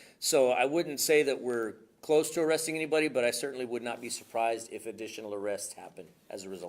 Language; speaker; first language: English; native; English